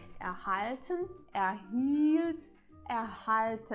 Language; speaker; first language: German; non-native, fluent; Ukrainian